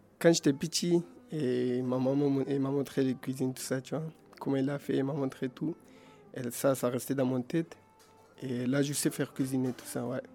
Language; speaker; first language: French; non-native, learner; Pashto